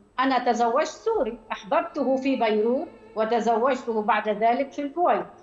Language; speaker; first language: Arabic; native; Arabic